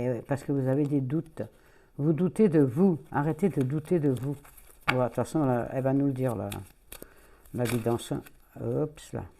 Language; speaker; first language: French; native; French